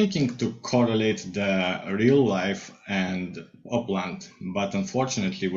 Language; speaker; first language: English; non-native, fluent; Lithuanian